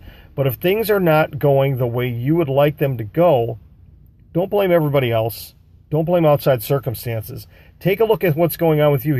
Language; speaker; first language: English; native; English